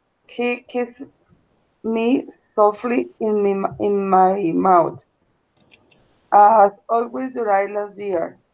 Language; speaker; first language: English; non-native, learner; Spanish